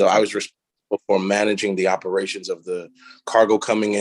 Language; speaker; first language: English; native; English